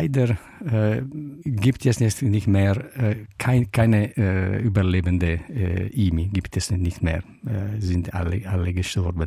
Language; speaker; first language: German; non-native, learner; Italian